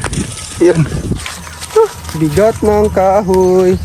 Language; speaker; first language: Filipino; non-native, local second language; Cebuano